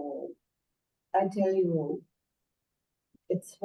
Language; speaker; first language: English; non-native, learner; German